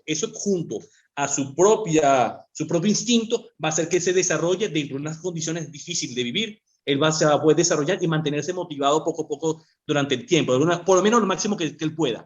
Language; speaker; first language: Spanish; native; Spanish